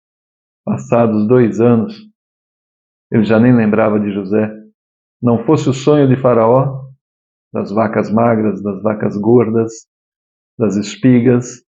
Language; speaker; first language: Portuguese; native; Portuguese